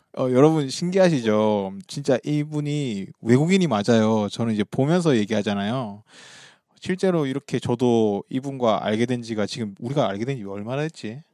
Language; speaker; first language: Korean; native; Korean